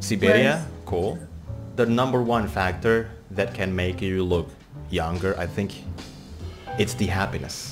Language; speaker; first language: English; non-native, fluent; Indonesian